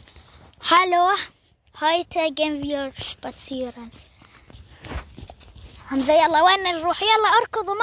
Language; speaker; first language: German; non-native, learner; Arabic